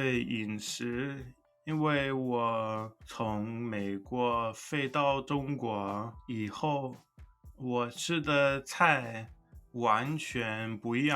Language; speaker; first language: Chinese; non-native, fluent; English